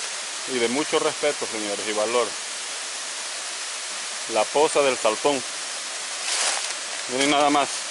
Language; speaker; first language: Spanish; native; Spanish